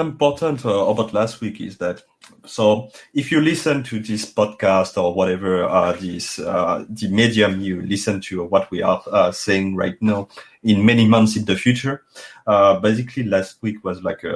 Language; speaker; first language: English; non-native, fluent; French